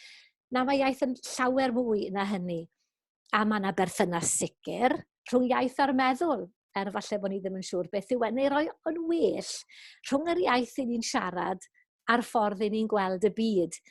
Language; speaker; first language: Welsh; native; Welsh